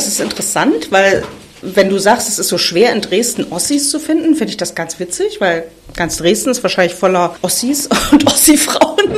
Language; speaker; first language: German; native; German